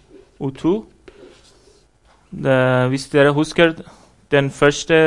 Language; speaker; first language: Norwegian; non-native, fluent; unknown